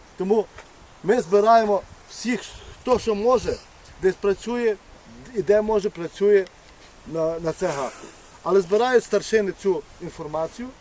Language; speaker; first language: Ukrainian; native; Ukrainian